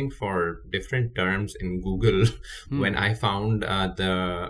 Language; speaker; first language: English; non-native, local second language; Urdu